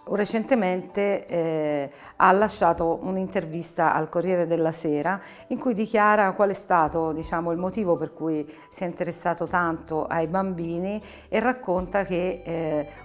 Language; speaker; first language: Italian; non-native, fluent; Arabic